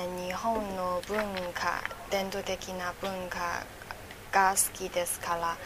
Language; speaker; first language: Japanese; non-native, learner; Chinese